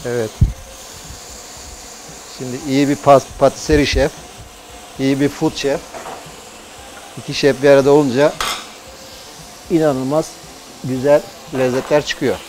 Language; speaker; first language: Turkish; native; Turkish